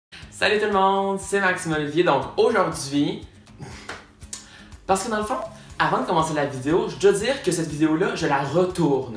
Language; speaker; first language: French; native; French